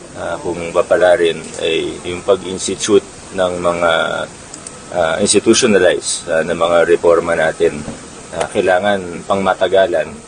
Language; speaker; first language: Filipino; native; Filipino